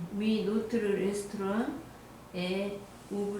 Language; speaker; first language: French; non-native, learner; Korean